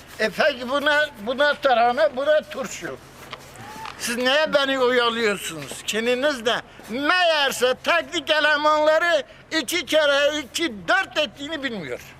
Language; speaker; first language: Turkish; native; Turkish